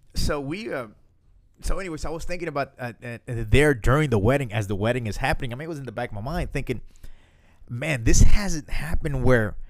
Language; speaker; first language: English; early bilingual, other home language; Spanish